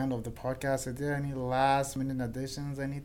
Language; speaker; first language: English; non-native, local second language; Igbo